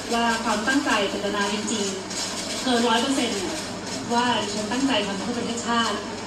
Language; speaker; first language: Thai; native; Thai